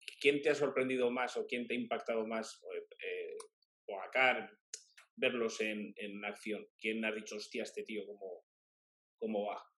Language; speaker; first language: Spanish; native; Spanish